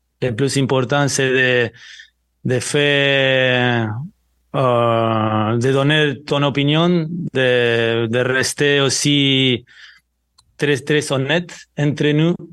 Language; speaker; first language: French; non-native, learner; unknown